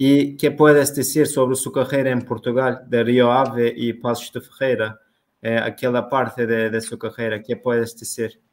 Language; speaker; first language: Spanish; non-native, learner; Turkish